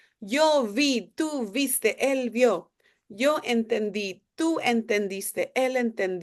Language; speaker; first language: Spanish; non-native, fluent; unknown